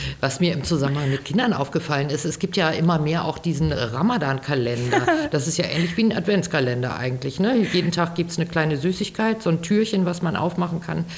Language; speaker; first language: German; native; German